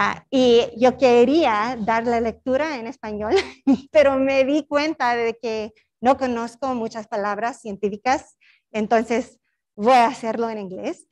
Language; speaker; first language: Spanish; non-native, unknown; English